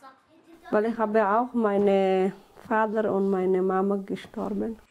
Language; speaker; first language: German; non-native, learner; Somali